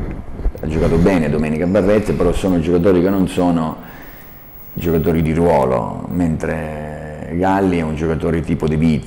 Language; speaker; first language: Italian; native; Italian